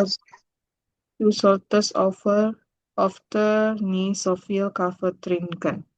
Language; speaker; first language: German; non-native, learner; Indonesian